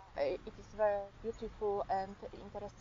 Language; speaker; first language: English; non-native, learner; Polish